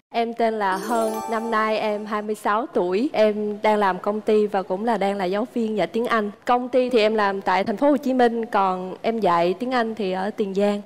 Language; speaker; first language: Vietnamese; native; Vietnamese